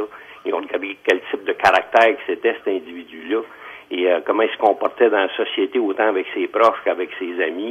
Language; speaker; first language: French; native; French